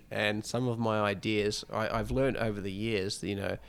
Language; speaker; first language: English; native; English